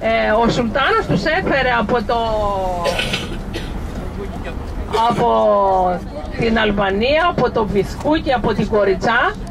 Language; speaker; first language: Greek; native; Greek